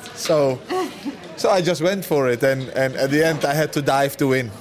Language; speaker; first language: English; early bilingual, other home language; Dutch